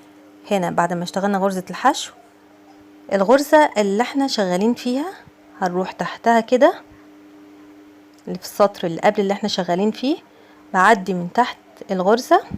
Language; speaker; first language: Arabic; native; Arabic